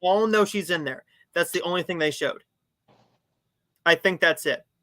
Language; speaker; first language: English; native; English